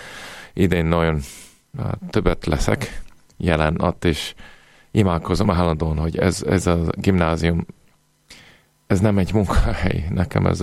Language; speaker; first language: Hungarian; non-native, fluent; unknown